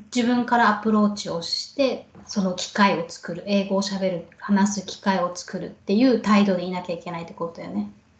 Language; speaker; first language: Japanese; native; Japanese